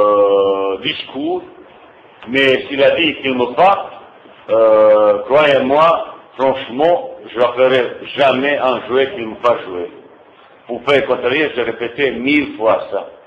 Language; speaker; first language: French; non-native, fluent; Bosnian